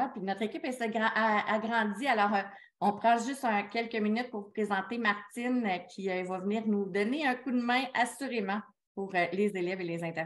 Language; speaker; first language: French; native; French